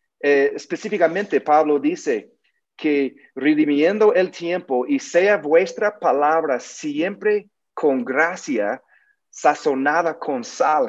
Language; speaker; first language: Spanish; non-native, learner; English